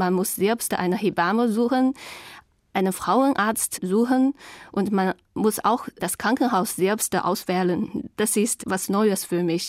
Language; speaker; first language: German; non-native, fluent; Chinese